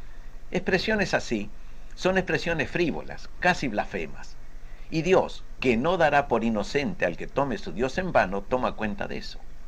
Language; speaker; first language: Spanish; native; Spanish